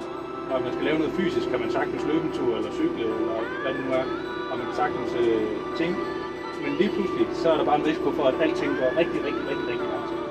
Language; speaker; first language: Danish; native; Danish